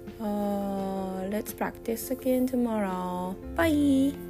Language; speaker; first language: English; non-native, fluent; Japanese